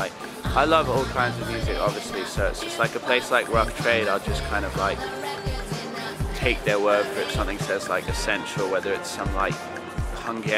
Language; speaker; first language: English; native; English